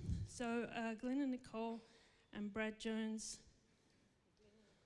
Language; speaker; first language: English; native; English